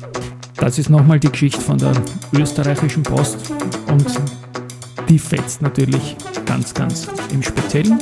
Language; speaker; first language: German; native; German